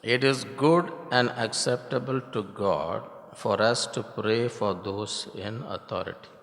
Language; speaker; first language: English; non-native, local second language; Tamil